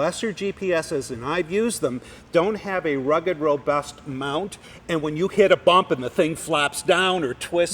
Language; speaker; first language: English; native; English